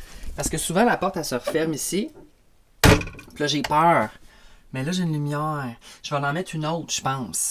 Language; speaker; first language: French; native; French